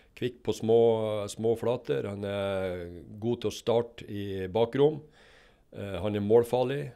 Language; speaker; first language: Norwegian; native; Norwegian